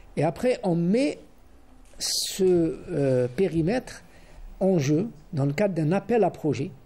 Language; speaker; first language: French; non-native, local second language; Arabic